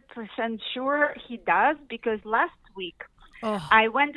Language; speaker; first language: English; non-native, fluent; Russian